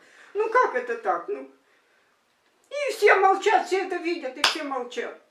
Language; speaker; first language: Russian; native; Russian